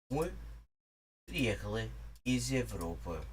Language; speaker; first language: Russian; non-native, learner; English